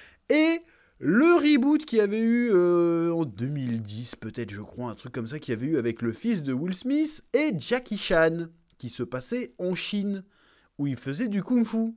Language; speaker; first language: French; native; French